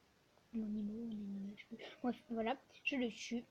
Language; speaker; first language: French; native; French